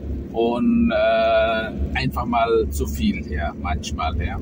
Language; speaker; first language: German; non-native, fluent; Indonesian